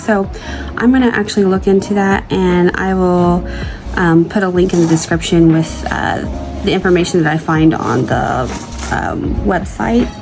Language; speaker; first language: English; native; English